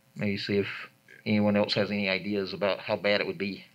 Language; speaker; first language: English; native; English